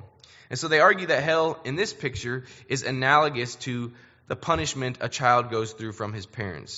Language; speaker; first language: English; native; English